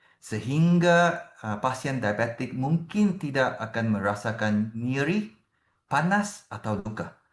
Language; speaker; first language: Malay; non-native, local second language; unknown